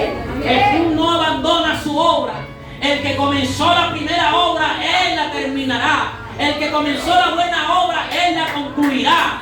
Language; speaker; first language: Spanish; native; Spanish